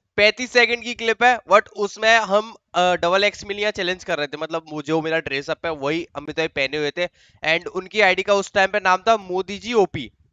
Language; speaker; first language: Hindi; native; Hindi